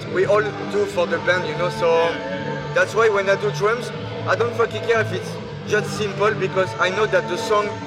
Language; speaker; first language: English; non-native, fluent; French